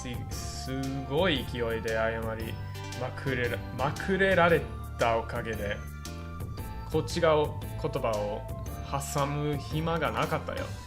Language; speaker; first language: Japanese; non-native, fluent; English